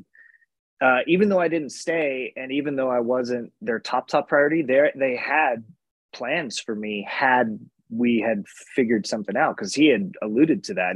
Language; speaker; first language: English; native; English